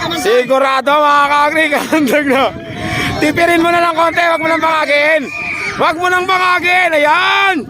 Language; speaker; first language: Filipino; native; Filipino